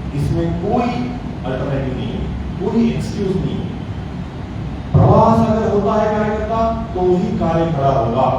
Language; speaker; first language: Hindi; non-native, local second language; Marathi